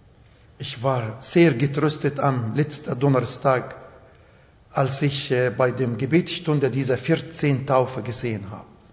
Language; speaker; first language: German; non-native, fluent; Arabic